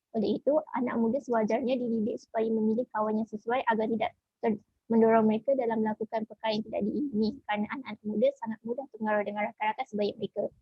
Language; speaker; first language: Malay; native; Malay